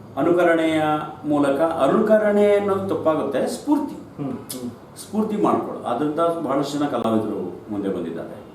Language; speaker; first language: Kannada; native; Kannada